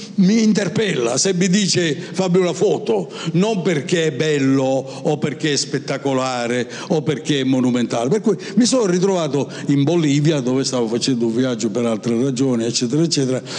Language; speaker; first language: Italian; native; Italian